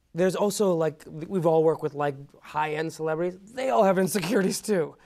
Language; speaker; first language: English; early bilingual, other home language; Persian